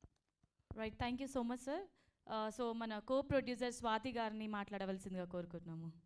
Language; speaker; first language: Telugu; native; Telugu